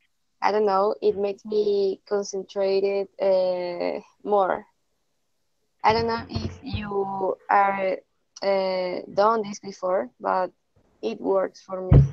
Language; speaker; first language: English; non-native, learner; Spanish